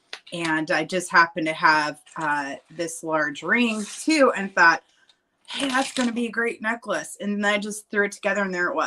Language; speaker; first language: English; native; English